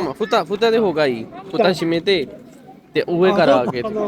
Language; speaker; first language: Japanese; non-native, learner; Punjabi